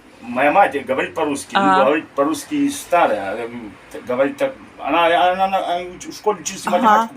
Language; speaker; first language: Russian; early bilingual, heritage; Russian